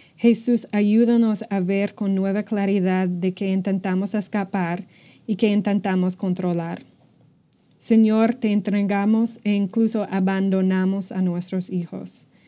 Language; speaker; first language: Spanish; non-native, fluent; English